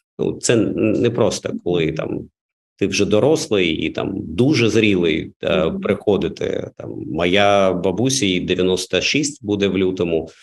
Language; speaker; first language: Ukrainian; non-native, local second language; Russian